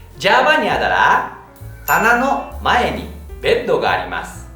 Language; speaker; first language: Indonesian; non-native, fluent; Japanese